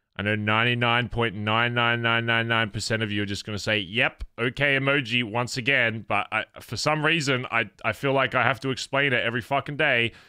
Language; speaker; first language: English; native; English